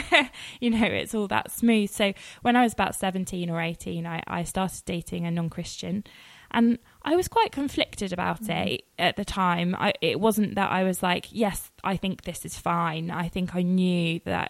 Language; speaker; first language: English; native; English